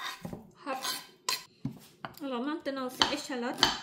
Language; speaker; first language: French; non-native, fluent; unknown